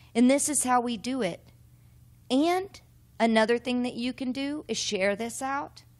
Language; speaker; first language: English; native; English